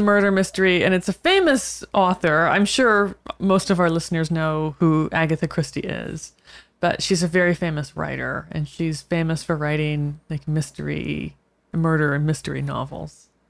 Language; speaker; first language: English; native; English